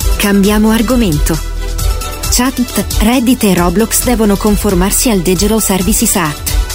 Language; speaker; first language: Italian; native; Italian